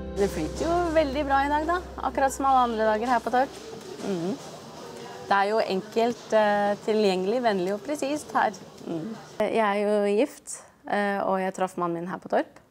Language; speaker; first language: Norwegian; native; Norwegian